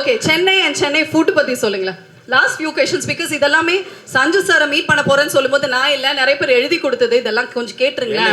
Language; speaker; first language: Tamil; native; Tamil